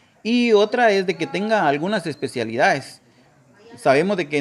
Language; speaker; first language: Spanish; native; Spanish